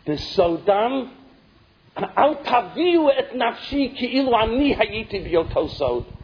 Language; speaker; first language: Hebrew; non-native, fluent; English